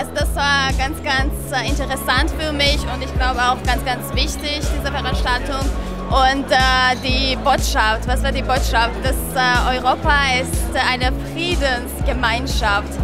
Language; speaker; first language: German; non-native, fluent; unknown